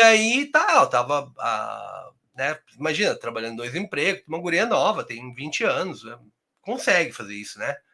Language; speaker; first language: Portuguese; native; Portuguese